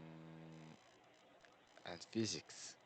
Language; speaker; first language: English; non-native, learner; Korean